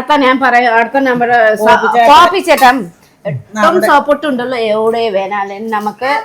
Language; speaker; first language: Malayalam; non-native, learner; Nepali